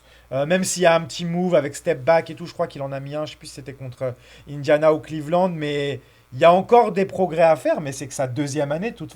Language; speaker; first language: French; native; French